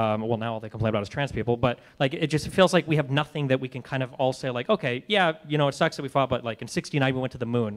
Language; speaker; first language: English; native; English